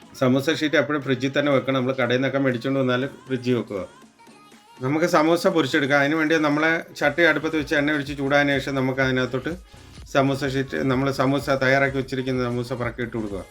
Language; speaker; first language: Malayalam; native; Malayalam